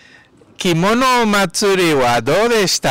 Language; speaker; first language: Japanese; non-native, learner; Spanish